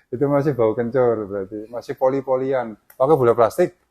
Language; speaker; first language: Indonesian; native; Indonesian